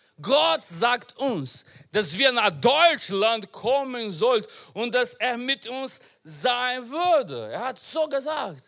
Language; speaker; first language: German; non-native, learner; Portuguese